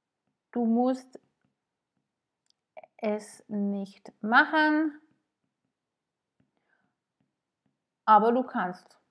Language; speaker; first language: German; non-native, fluent; French